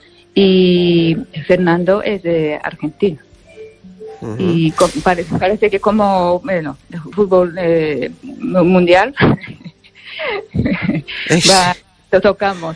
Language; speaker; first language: Spanish; non-native, fluent; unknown